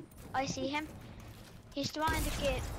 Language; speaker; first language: English; non-native, fluent; Finnish